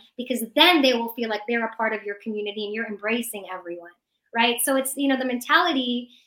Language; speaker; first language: English; early bilingual, other home language; Persian